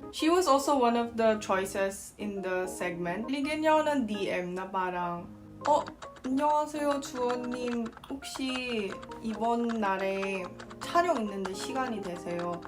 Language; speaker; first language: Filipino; non-native, fluent; Korean